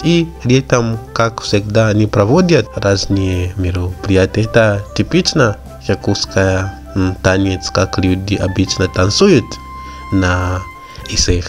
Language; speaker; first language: Russian; non-native, learner; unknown